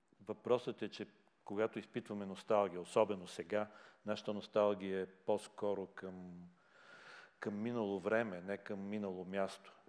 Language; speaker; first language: Bulgarian; native; Bulgarian